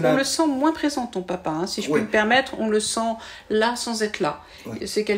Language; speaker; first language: French; native; French